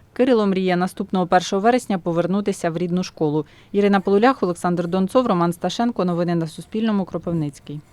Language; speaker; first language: Ukrainian; native; Ukrainian